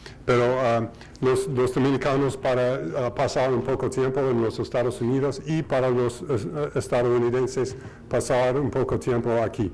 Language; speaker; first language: Spanish; non-native, learner; English